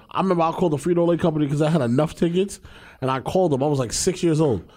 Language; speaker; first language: English; native; English